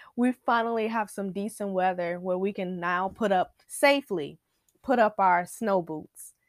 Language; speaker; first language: English; native; English